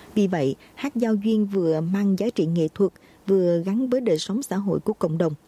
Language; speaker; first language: Vietnamese; native; Vietnamese